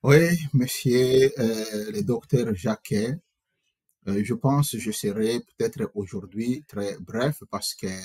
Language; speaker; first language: French; non-native, local second language; Swahili